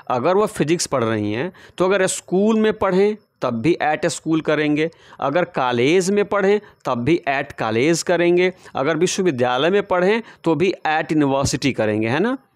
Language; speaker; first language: Hindi; native; Hindi